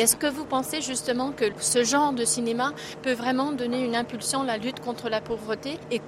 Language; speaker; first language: French; native; French